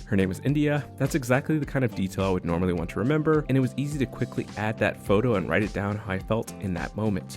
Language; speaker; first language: English; native; English